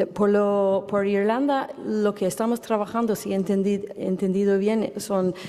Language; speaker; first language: Spanish; non-native, fluent; English